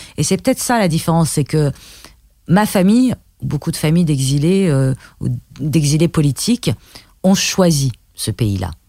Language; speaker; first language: French; early bilingual, other home language; Persian